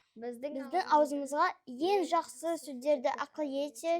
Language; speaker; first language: Kazakh; non-native, local second language; Russian